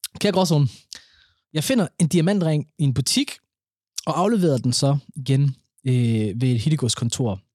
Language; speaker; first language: Danish; early bilingual, other home language; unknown